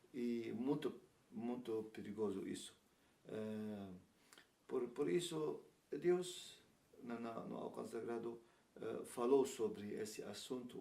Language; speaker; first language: Portuguese; non-native, learner; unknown